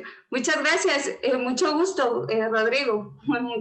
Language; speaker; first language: Spanish; native; Spanish